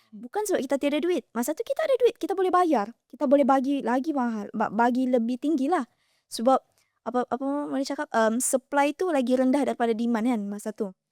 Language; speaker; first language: Malay; native; Malay